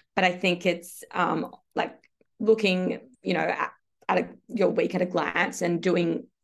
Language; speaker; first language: English; native; English